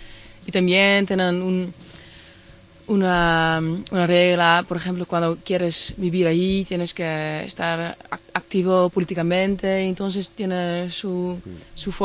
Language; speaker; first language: Spanish; non-native, fluent; Dutch